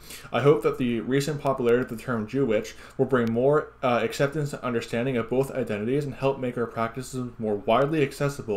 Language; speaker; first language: English; native; English